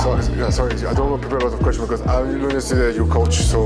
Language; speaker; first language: English; non-native, fluent; French